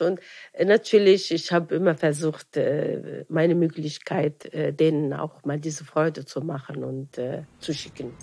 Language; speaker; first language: German; non-native, fluent; Arabic